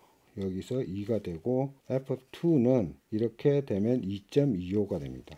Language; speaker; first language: Korean; native; Korean